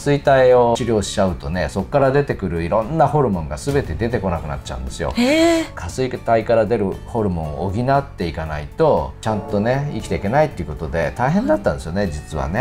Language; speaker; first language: Japanese; native; Japanese